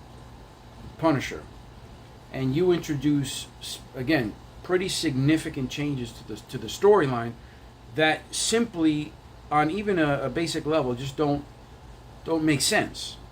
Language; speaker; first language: English; native; English